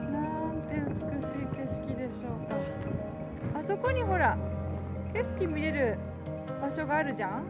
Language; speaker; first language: Japanese; native; Japanese